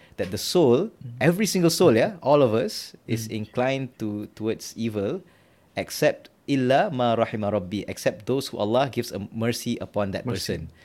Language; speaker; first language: English; non-native, local second language; Malay